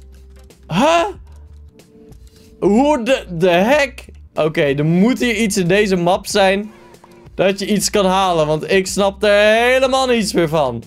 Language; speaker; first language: Dutch; native; Dutch